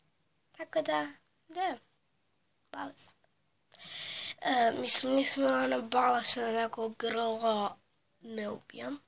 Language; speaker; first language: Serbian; early bilingual, heritage; Serbian